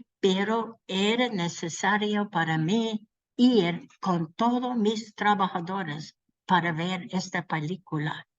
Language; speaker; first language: Spanish; non-native, learner; English